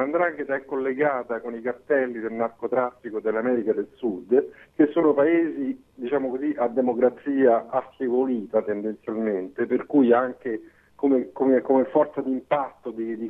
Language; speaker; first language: Italian; native; Italian